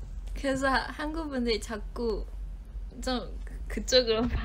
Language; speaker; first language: Korean; non-native, fluent; Chinese